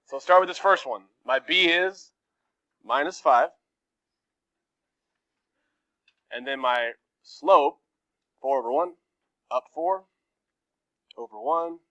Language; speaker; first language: English; native; English